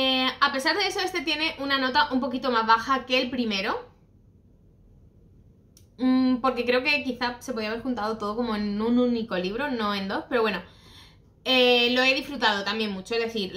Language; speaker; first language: Spanish; native; Spanish